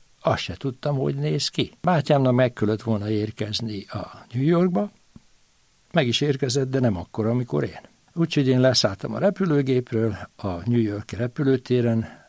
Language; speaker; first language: Hungarian; native; Hungarian